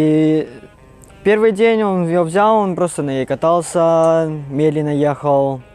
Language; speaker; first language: Russian; non-native, fluent; Cantonese